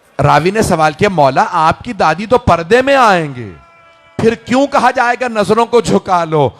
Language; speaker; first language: Urdu; early bilingual, heritage; Urdu